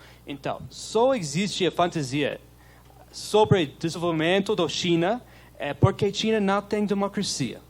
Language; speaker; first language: Portuguese; non-native, learner; English